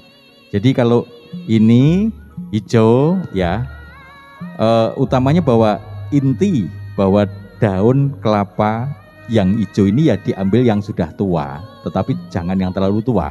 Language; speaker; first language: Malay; non-native, local second language; Javanese